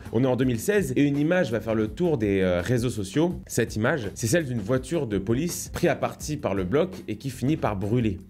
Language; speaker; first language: French; native; French